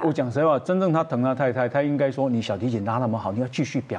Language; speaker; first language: Chinese; native; Chinese